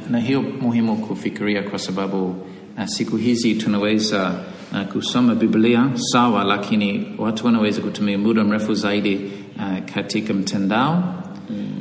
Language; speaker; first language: Swahili; non-native, fluent; English